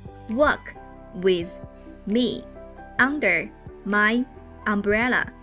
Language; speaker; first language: English; non-native, fluent; Chinese